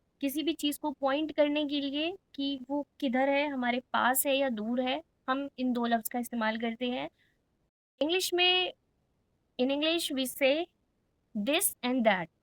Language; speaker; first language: Hindi; native; Hindi